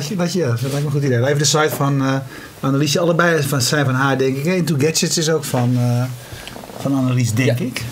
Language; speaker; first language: Dutch; native; Dutch